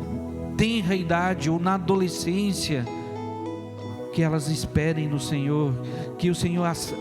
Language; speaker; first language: Portuguese; native; Portuguese